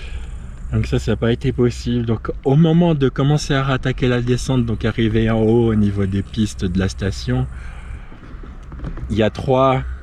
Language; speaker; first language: French; native; French